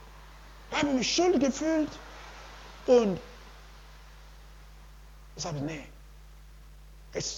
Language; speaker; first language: German; non-native, learner; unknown